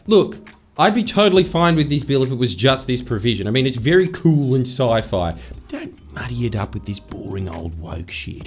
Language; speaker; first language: English; native; English